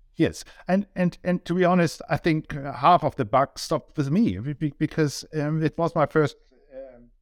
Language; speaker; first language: English; non-native, fluent; German